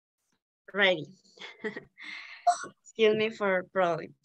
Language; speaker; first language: English; non-native, learner; Spanish